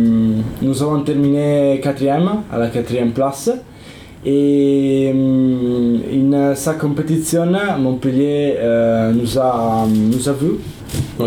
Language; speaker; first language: French; non-native, learner; Italian